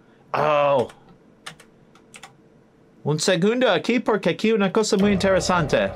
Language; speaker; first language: Spanish; non-native, learner; English